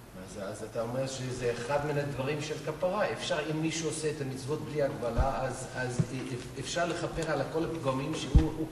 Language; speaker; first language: Hebrew; non-native, local second language; English